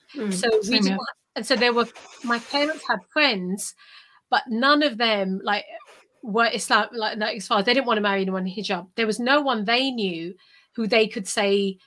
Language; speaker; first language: English; early bilingual, other home language; Urdu